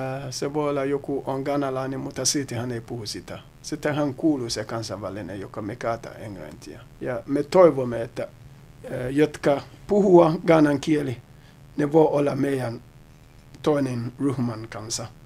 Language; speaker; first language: Finnish; non-native, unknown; Akan